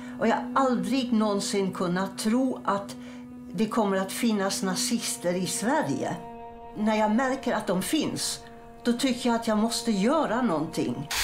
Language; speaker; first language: Swedish; non-native, fluent; German